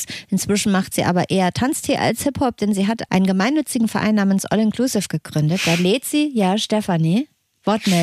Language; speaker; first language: German; native; German